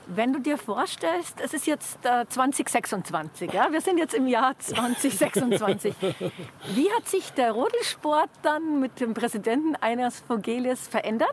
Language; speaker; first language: German; native; German